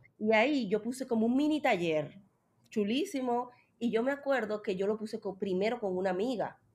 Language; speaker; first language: Spanish; native; Spanish